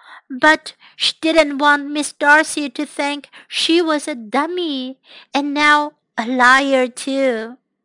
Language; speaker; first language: English; non-native, fluent; Chinese